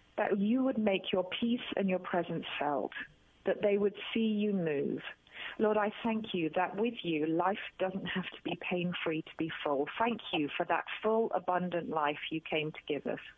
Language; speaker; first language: English; native; English